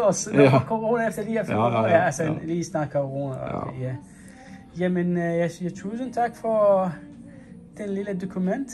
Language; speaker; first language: Danish; non-native, learner; Arabic